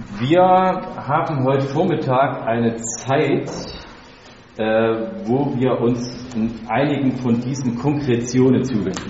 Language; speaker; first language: German; native; German